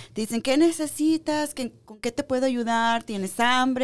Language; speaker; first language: Spanish; early bilingual, heritage; Spanish